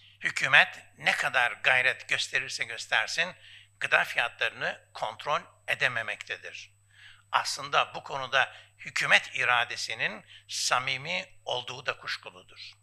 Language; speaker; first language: Turkish; native; Turkish